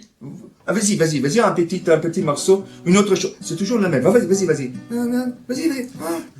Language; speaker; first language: French; non-native, fluent; Italian